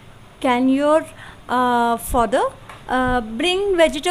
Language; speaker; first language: English; non-native, learner; Hindi